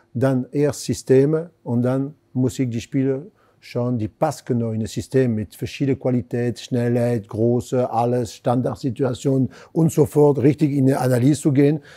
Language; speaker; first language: German; non-native, fluent; French